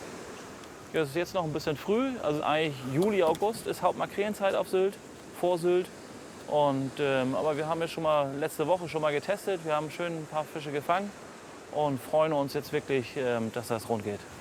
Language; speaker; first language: German; native; German